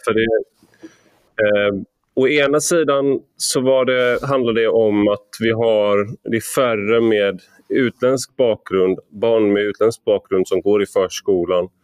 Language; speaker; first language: Swedish; native; Swedish